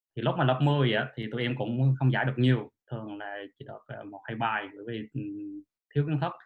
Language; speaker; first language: Vietnamese; native; Vietnamese